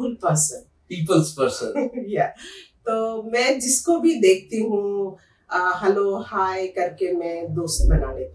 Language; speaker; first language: Hindi; non-native, local second language; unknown